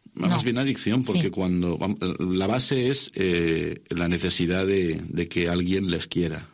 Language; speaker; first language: Spanish; native; Spanish